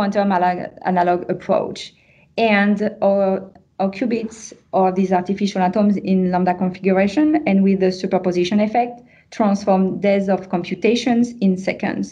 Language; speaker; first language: English; non-native, fluent; French